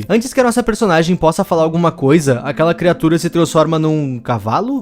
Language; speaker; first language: Portuguese; native; Portuguese